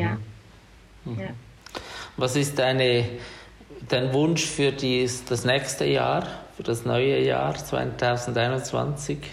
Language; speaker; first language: German; non-native, fluent; Spanish